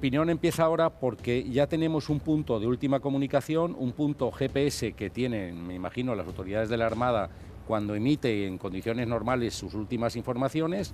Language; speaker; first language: Spanish; native; Spanish